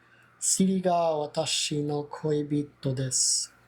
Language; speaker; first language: Japanese; non-native, learner; English